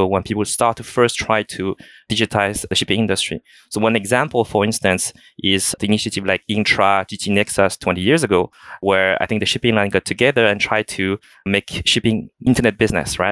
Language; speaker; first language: English; non-native, fluent; French